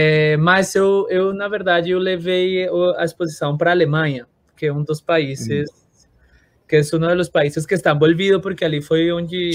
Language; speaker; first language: Portuguese; non-native, fluent; Spanish